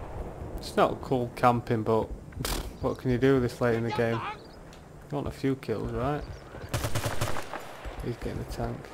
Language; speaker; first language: English; native; English